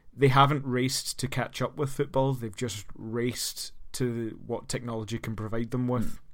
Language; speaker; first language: English; native; English